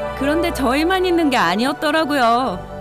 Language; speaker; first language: Korean; native; Korean